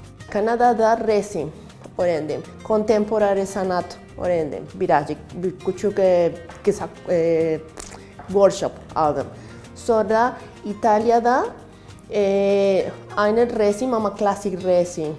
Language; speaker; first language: Turkish; non-native, learner; Spanish